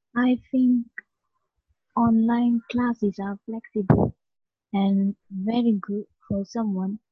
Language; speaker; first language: English; non-native, local second language; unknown